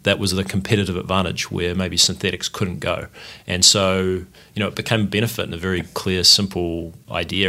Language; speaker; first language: English; native; English